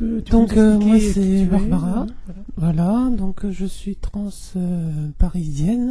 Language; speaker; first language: French; non-native, learner; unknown